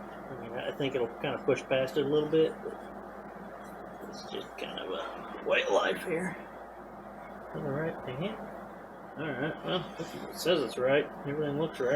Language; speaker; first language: English; native; English